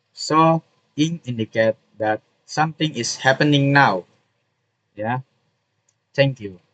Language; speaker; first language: English; non-native, learner; Indonesian